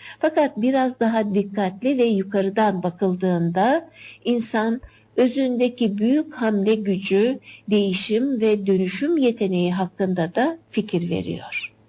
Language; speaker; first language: Turkish; native; Turkish